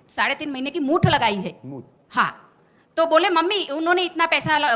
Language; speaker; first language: Hindi; non-native, local second language; Gujarati